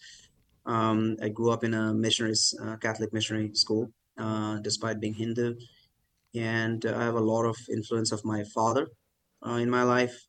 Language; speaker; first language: English; non-native, local second language; Bangla